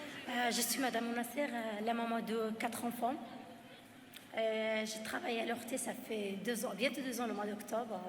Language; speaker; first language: French; non-native, learner; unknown